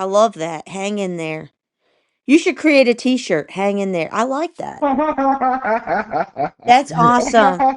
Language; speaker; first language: English; native; English